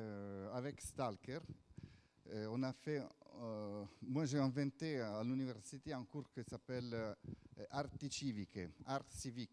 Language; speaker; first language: French; non-native, fluent; Italian